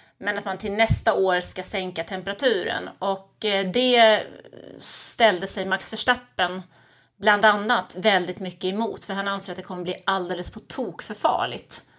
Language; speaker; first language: Swedish; early bilingual, other home language; German